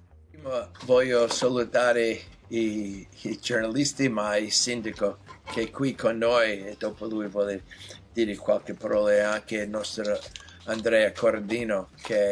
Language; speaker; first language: Italian; non-native, learner; English